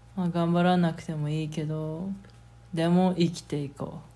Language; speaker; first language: Japanese; non-native, fluent; Swedish